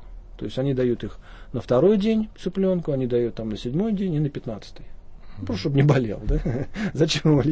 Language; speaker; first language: Russian; native; Russian